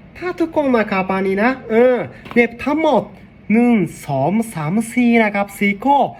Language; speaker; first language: Thai; non-native, learner; Japanese